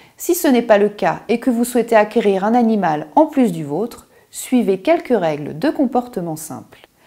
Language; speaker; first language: French; native; French